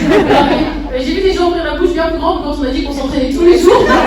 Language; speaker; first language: French; native; French